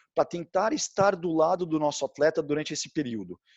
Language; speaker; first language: Portuguese; native; Portuguese